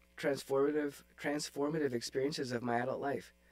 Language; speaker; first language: English; native; English